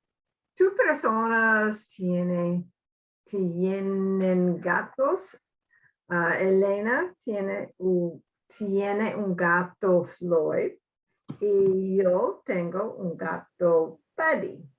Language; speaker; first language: Spanish; non-native, learner; English